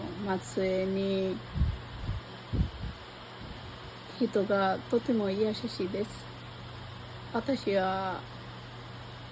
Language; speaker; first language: Japanese; non-native, learner; Bangla